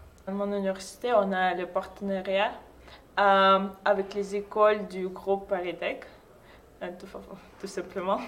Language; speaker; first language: French; non-native, fluent; Russian